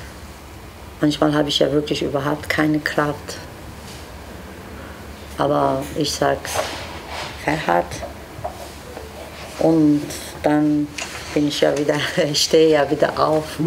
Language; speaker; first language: German; non-native, learner; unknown